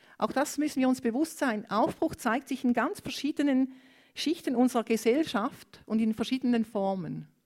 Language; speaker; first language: German; non-native, fluent; Romanian